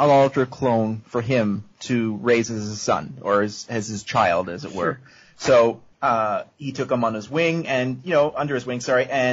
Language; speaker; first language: English; native; English